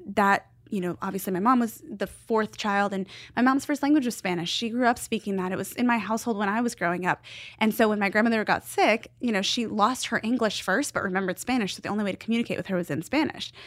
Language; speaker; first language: English; early bilingual, other home language; Spanish